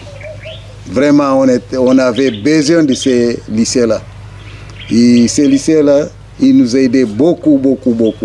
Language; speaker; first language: French; non-native, fluent; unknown